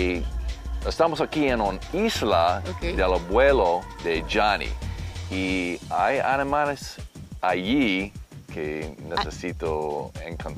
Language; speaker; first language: Spanish; non-native, learner; English